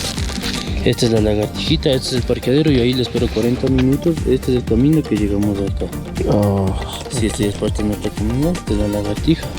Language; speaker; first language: Spanish; native; Spanish